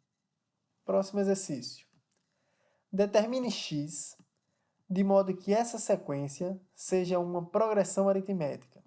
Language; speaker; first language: Portuguese; native; Portuguese